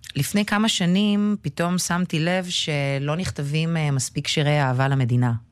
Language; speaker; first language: Hebrew; early bilingual, other home language; Russian